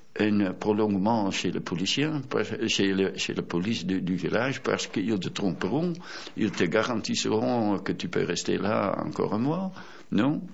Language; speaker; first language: French; non-native, fluent; Dutch